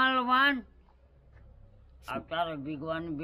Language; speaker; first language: English; non-native, learner; Nepali